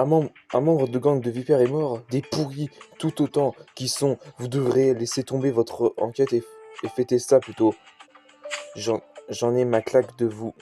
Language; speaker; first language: French; native; French